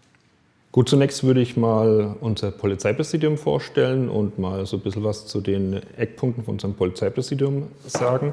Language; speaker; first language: German; native; German